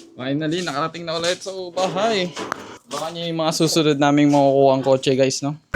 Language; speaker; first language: Filipino; non-native, local second language; Cebuano